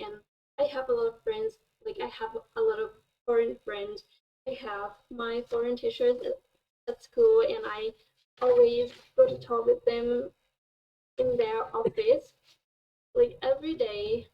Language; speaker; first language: English; non-native, fluent; Thai